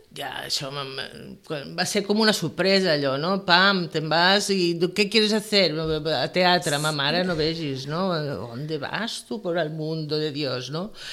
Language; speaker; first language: Catalan; non-native, local second language; Spanish